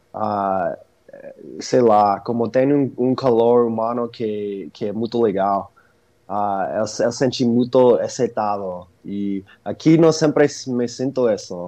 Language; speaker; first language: Portuguese; non-native, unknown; English